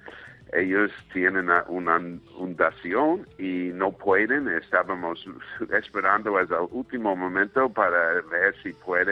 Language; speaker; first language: Spanish; non-native, fluent; English